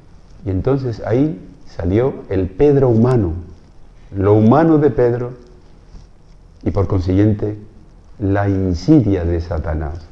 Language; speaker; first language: Spanish; native; Spanish